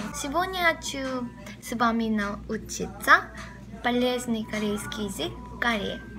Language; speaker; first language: Russian; non-native, learner; Korean